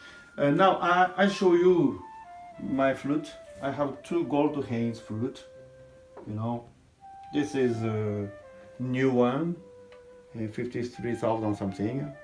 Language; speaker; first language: English; non-native, learner; Japanese